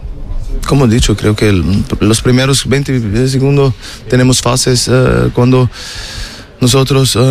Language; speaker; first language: Spanish; non-native, learner; German